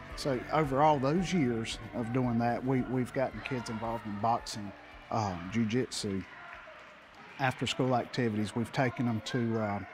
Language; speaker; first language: English; native; English